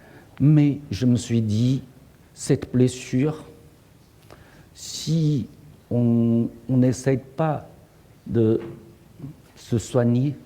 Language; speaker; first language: French; non-native, fluent; Chinese